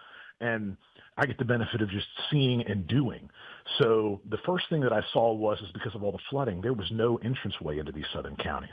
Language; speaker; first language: English; native; English